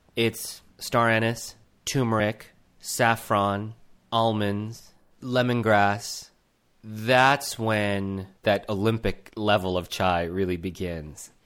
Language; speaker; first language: English; early bilingual, other home language; Gujarati